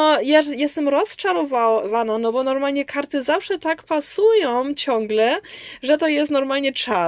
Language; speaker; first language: Polish; early bilingual, heritage; Polish